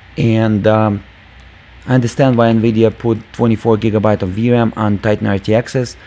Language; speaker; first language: English; non-native, fluent; Russian